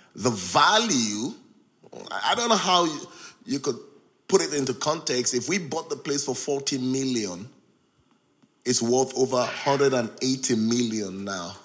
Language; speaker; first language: English; non-native, local second language; Yoruba